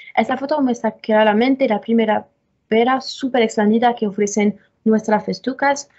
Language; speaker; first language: Spanish; non-native, fluent; French